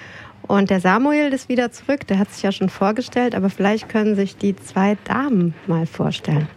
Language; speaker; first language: German; native; German